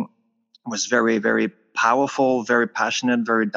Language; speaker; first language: English; non-native, fluent; French